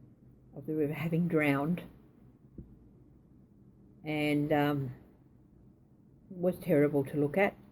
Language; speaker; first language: English; native; English